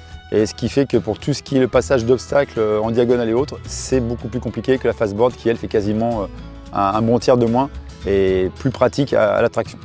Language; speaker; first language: French; native; French